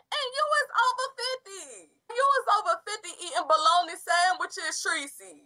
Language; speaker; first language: English; native; English